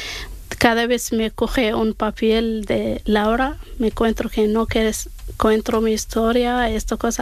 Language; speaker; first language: Spanish; non-native, learner; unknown